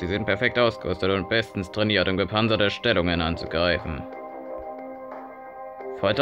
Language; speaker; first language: German; native; German